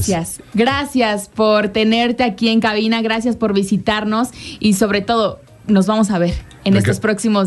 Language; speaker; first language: Spanish; native; Spanish